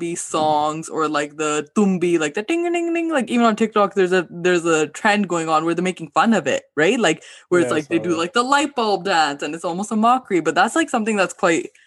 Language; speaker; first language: English; early bilingual, other home language; Hindi